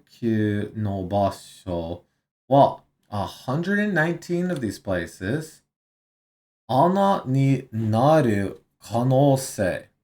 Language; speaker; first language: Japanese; non-native, learner; English